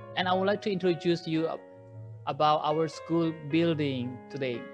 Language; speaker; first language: English; non-native, fluent; Burmese